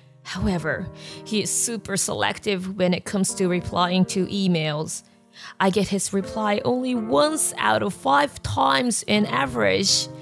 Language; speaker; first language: English; non-native, fluent; Japanese